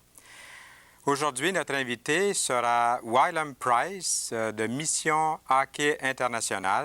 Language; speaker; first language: French; native; French